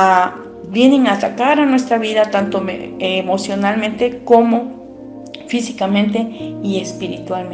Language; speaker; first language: Spanish; native; Spanish